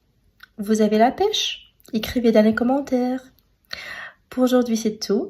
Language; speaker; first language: French; non-native, fluent; Russian